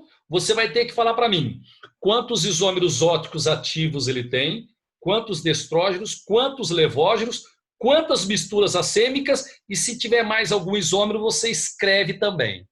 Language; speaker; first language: Portuguese; native; Portuguese